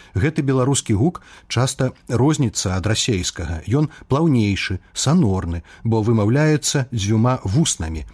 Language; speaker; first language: Belarusian; native; Belarusian